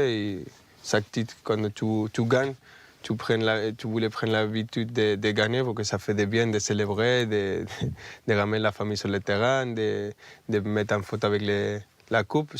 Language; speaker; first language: French; non-native, fluent; Spanish